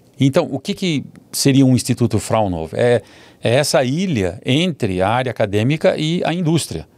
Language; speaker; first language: Portuguese; early bilingual, other home language; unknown